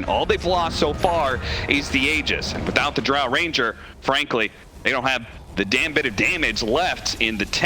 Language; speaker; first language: English; native; English